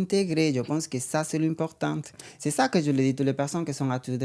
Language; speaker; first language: French; non-native, learner; Spanish